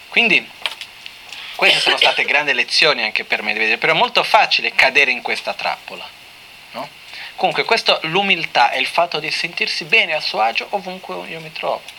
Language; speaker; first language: Italian; non-native, fluent; Portuguese